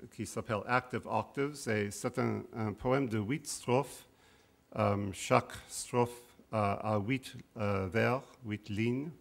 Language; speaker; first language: French; non-native, fluent; English